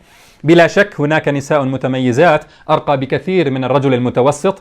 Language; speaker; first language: Arabic; native; Arabic